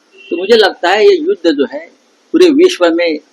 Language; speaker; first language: Hindi; non-native, local second language; Marathi